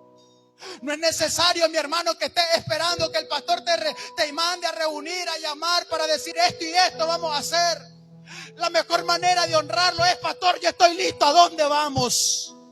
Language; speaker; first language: Spanish; native; Spanish